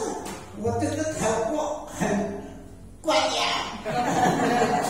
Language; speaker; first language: Chinese; early bilingual, heritage; Indonesian